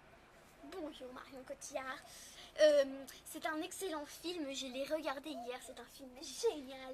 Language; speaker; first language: French; native; French